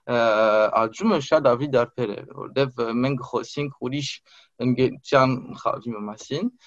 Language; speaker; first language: Armenian; early bilingual, heritage; Armenian